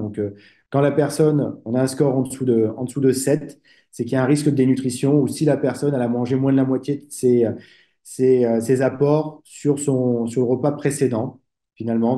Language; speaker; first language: French; native; French